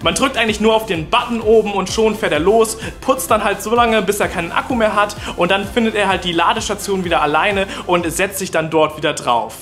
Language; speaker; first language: German; native; German